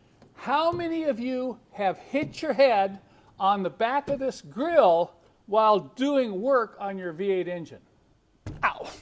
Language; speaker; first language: English; native; English